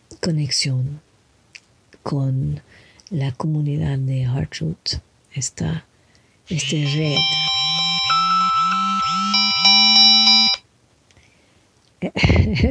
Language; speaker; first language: Spanish; non-native, learner; English